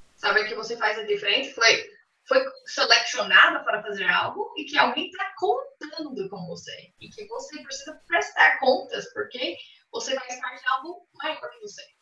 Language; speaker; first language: Portuguese; non-native, fluent; English